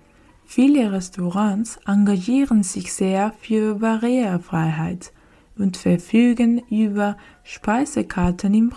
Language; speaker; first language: German; non-native, learner; Spanish